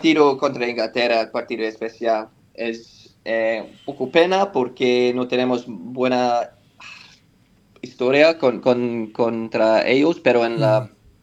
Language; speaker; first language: Spanish; non-native, learner; English